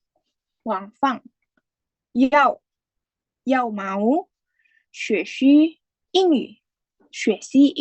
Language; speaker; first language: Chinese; non-native, fluent; Indonesian